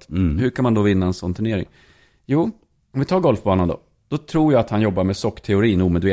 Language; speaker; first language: Swedish; native; Swedish